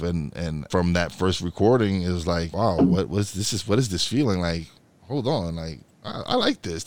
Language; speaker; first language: English; early bilingual, other home language; Spanish